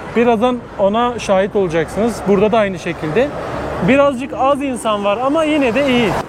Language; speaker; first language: Turkish; native; Turkish